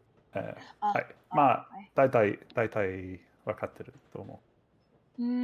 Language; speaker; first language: Japanese; non-native, fluent; Danish